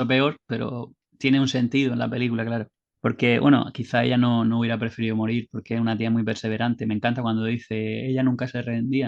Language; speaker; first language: Spanish; native; Spanish